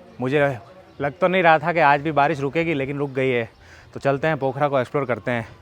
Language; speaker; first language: Hindi; native; Hindi